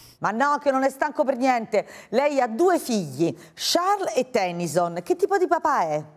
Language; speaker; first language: Italian; native; Italian